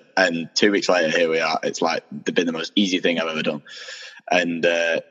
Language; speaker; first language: English; native; English